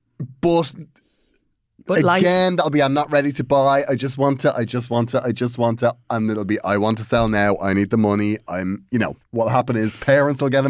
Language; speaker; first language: English; native; English